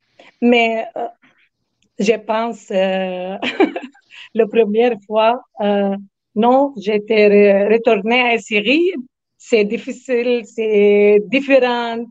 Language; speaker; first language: French; non-native, learner; Arabic